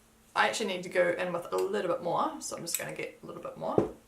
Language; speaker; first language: English; native; English